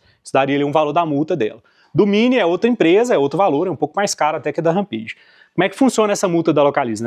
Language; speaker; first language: Portuguese; native; Portuguese